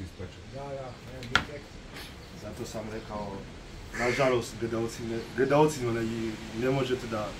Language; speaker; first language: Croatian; non-native, learner; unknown